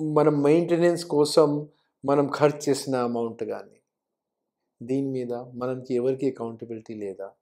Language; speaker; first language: Telugu; non-native, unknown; Hindi